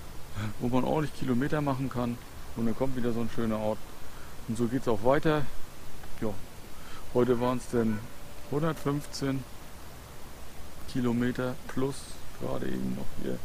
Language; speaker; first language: German; native; German